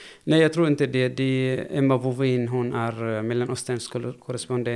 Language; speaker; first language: Swedish; non-native, fluent; Arabic